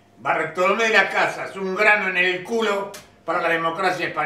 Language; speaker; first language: Spanish; native; Spanish